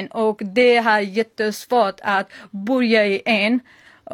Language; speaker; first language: Swedish; non-native, learner; Persian